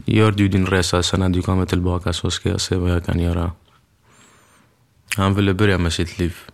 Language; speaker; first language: Swedish; early bilingual, other home language; Kurdish